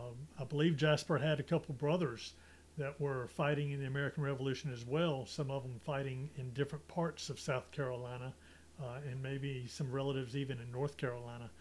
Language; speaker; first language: English; native; English